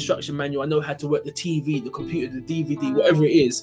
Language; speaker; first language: English; native; English